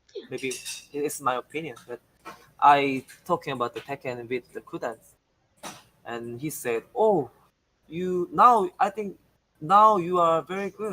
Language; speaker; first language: English; non-native, learner; Korean